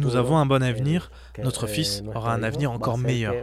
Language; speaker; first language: French; non-native, fluent; Spanish